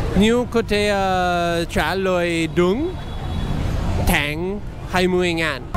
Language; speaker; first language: Vietnamese; non-native, learner; English